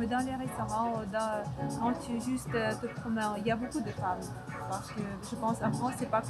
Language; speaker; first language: French; non-native, fluent; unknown